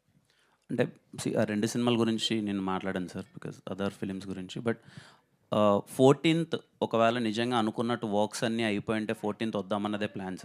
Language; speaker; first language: Telugu; native; Telugu